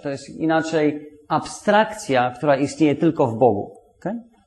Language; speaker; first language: Polish; non-native, fluent; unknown